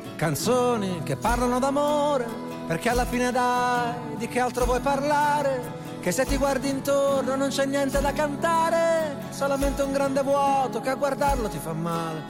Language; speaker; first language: Italian; non-native, fluent; Persian